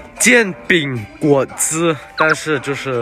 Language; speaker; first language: Chinese; non-native, fluent; Thai